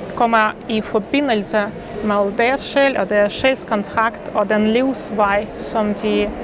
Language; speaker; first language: Danish; non-native, fluent; Russian